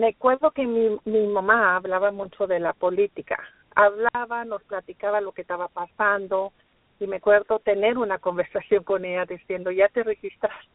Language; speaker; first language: Spanish; early bilingual, heritage; Spanish